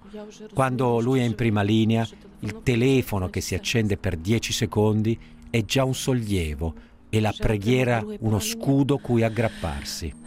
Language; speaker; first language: Italian; native; Italian